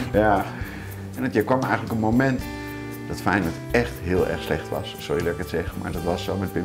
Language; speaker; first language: Dutch; native; Dutch